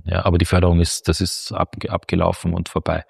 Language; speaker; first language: German; native; German